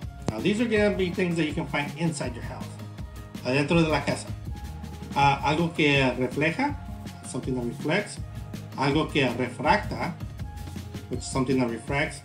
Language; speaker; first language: English; early bilingual, other home language; Spanish